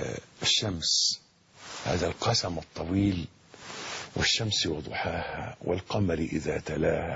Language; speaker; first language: Arabic; native; Arabic